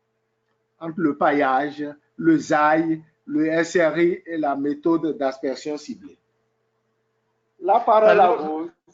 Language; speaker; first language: French; native; French